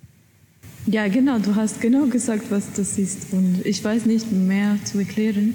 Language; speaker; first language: German; non-native, learner; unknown